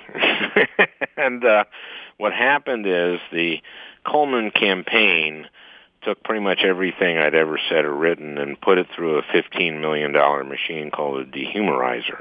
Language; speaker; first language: English; native; English